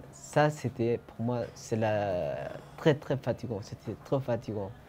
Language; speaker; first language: French; non-native, fluent; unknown